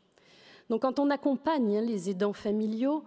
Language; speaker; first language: French; native; French